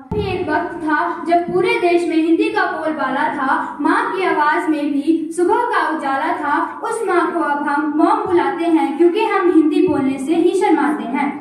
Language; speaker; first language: Hindi; native; Hindi